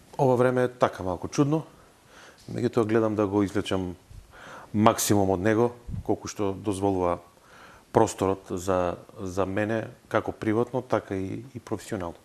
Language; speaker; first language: Macedonian; native; Macedonian